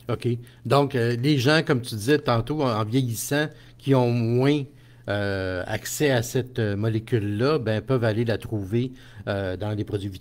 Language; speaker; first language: French; native; French